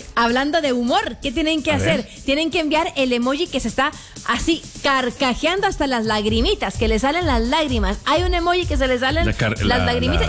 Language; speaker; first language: Spanish; native; Spanish